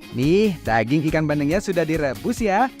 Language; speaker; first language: Indonesian; native; Indonesian